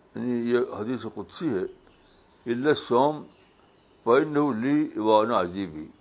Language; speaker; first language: Urdu; native; Urdu